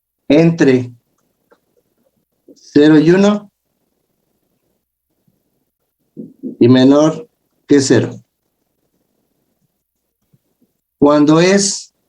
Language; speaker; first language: Spanish; native; Spanish